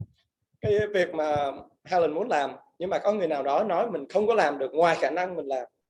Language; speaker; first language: Vietnamese; early bilingual, heritage; Vietnamese